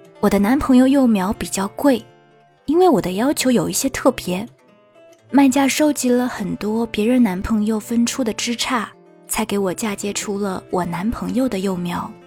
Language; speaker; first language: Chinese; native; Chinese